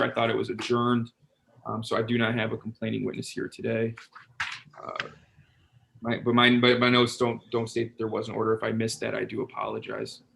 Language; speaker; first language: English; native; English